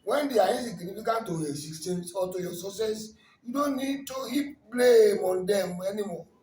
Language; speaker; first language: English; non-native, local second language; Yoruba